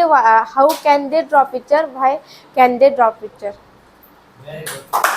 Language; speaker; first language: English; non-native, learner; Marathi